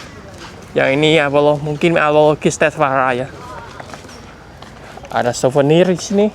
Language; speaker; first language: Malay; non-native, fluent; Vietnamese